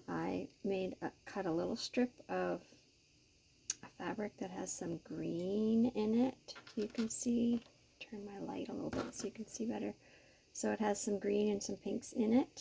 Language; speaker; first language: English; native; English